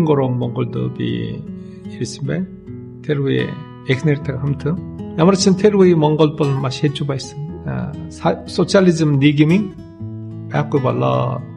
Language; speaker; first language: Mongolian; non-native, learner; English